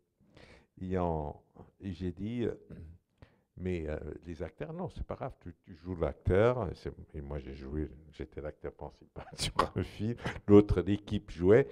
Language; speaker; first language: French; non-native, fluent; Portuguese